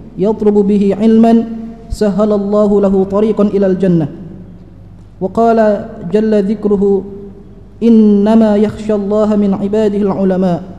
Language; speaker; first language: Arabic; non-native, fluent; Malay